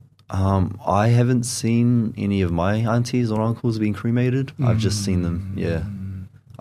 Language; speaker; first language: English; native; English